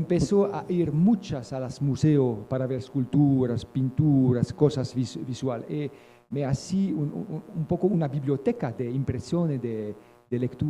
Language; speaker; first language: Spanish; non-native, learner; French